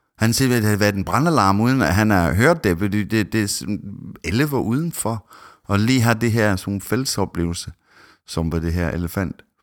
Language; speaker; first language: Danish; non-native, fluent; English